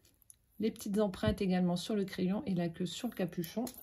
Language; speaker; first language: French; native; French